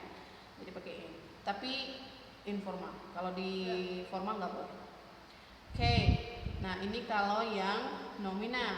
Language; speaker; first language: Indonesian; native; Indonesian